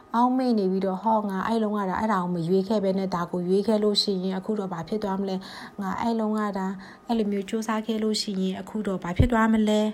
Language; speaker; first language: Burmese; non-native, local second language; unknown